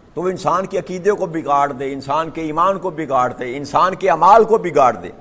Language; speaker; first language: Urdu; non-native, local second language; Punjabi